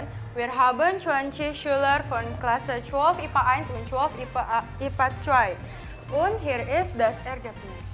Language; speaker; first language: German; non-native, learner; Indonesian